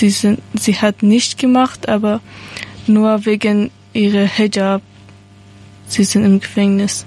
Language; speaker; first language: German; non-native, learner; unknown